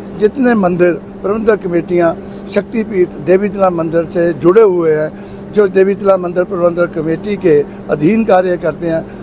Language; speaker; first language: Hindi; non-native, local second language; Punjabi